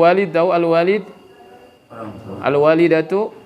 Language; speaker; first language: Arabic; non-native, fluent; Indonesian